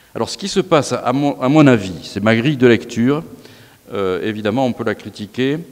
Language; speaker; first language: French; native; French